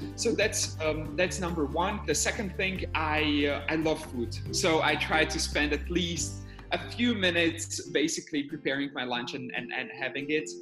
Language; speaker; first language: English; non-native, fluent; Slovak